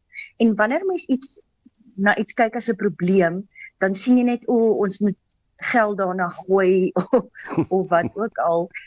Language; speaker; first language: Afrikaans; native; Afrikaans